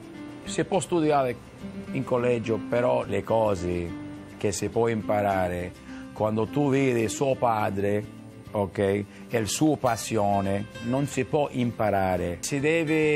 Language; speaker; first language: Italian; early bilingual, heritage; Italian